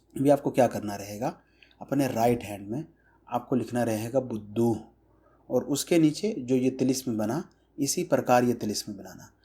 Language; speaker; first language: Hindi; non-native, fluent; Bangla